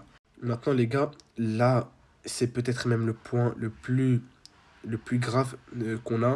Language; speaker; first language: French; native; French